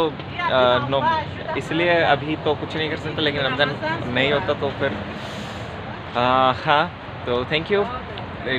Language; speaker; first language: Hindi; native; Hindi